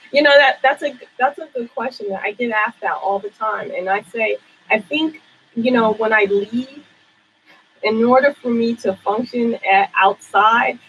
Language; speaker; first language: English; native; English